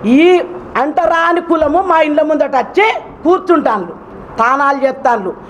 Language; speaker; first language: Telugu; native; Telugu